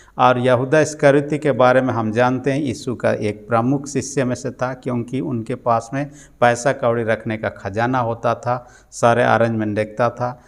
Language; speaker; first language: Hindi; non-native, local second language; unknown